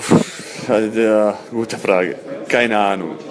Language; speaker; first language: German; non-native, fluent; Croatian